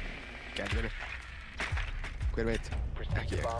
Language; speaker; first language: Icelandic; native; Icelandic